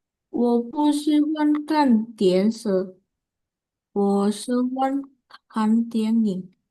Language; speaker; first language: Chinese; non-native, learner; Indonesian